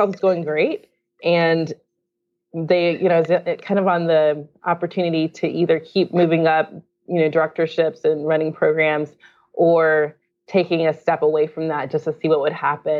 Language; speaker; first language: English; native; English